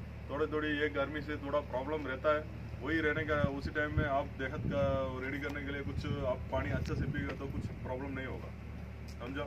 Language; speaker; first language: Hindi; non-native, local second language; Tamil